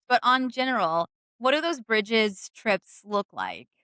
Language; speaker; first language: English; native; English